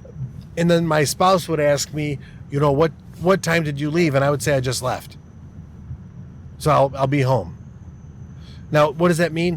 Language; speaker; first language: English; native; English